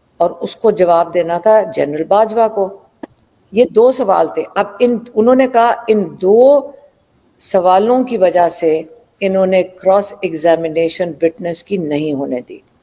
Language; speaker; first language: Urdu; native; Urdu